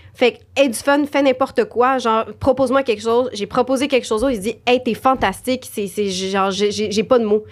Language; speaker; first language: French; native; French